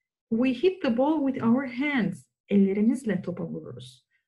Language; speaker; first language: English; non-native, fluent; Turkish